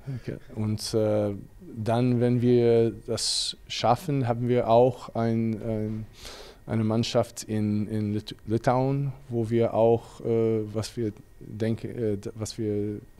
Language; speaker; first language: German; non-native, fluent; English